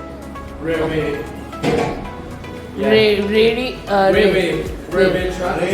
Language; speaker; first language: English; non-native, fluent; Thai